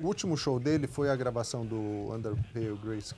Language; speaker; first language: Portuguese; native; Portuguese